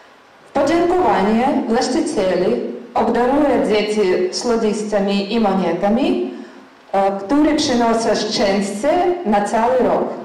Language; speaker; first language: Polish; non-native, learner; Ukrainian